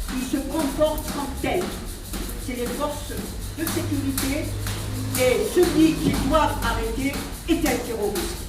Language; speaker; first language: French; non-native, local second language; Kabyle